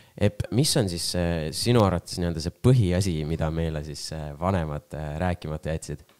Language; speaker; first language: Estonian; non-native, local second language; Russian